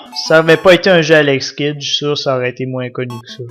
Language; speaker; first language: French; native; French